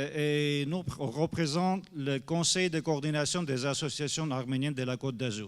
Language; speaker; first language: French; non-native, fluent; Armenian